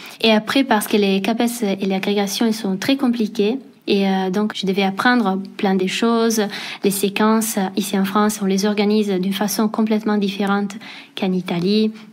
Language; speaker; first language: French; non-native, fluent; Italian